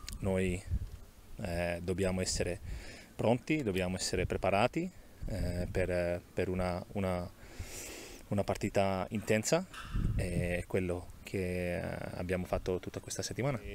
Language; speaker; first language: Italian; non-native, learner; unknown